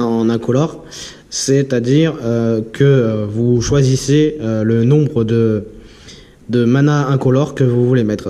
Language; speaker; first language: French; native; French